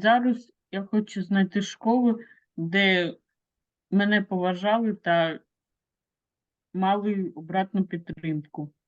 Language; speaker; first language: Ukrainian; non-native, local second language; Russian